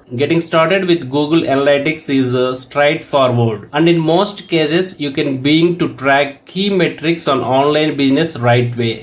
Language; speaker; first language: English; non-native, local second language; Telugu